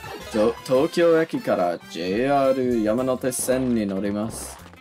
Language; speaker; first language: Japanese; non-native, learner; English